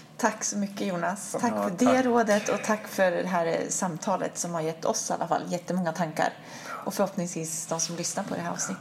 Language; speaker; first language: Swedish; native; Swedish